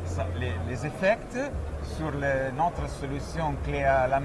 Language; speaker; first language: French; non-native, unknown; Italian